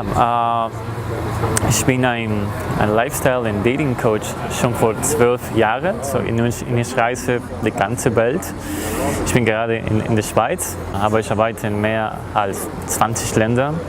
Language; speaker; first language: German; non-native, learner; Spanish